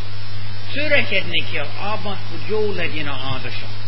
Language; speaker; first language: Hungarian; non-native, fluent; English